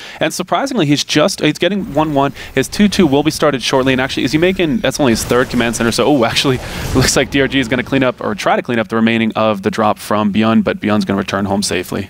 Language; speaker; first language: English; native; English